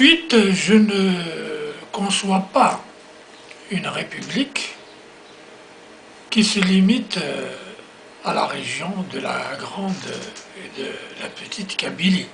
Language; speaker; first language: French; non-native, local second language; Kabyle